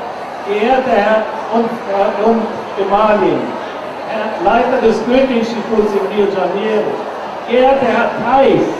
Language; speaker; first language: German; non-native, learner; Portuguese